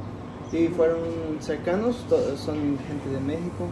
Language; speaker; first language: Spanish; early bilingual, heritage; Spanish